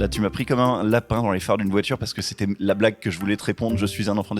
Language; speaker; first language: French; native; French